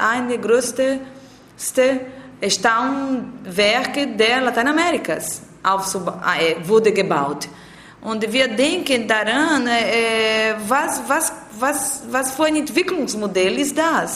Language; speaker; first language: German; non-native, learner; Portuguese